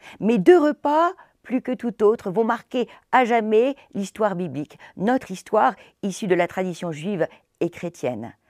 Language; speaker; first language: French; native; French